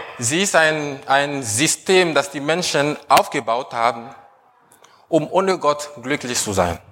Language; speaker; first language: German; non-native, fluent; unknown